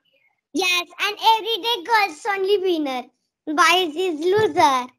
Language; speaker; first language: English; non-native, learner; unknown